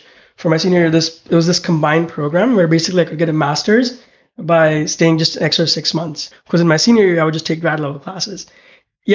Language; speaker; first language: English; non-native, local second language; Hindi